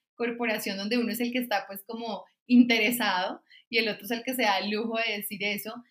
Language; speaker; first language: Spanish; native; Spanish